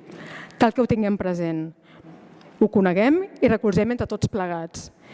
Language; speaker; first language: Catalan; native; Catalan